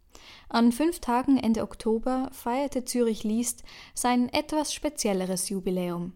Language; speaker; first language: German; native; German